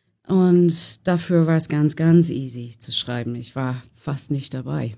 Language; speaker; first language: German; non-native, learner; English